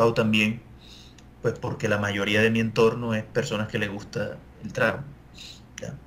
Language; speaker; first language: Spanish; native; Spanish